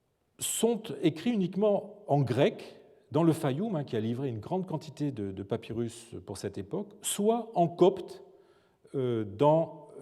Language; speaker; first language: French; native; French